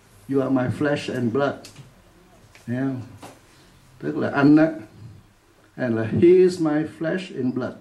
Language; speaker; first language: English; non-native, fluent; Vietnamese